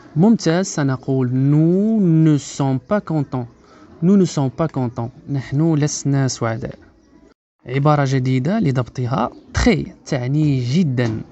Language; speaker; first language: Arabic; native; Arabic